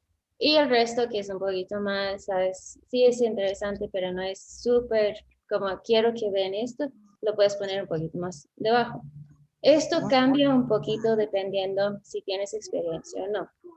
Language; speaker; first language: Spanish; non-native, fluent; English